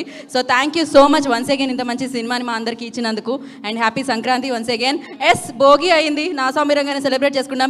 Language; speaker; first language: Telugu; native; Telugu